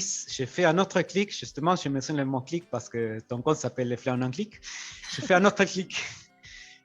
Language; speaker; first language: French; non-native, fluent; Spanish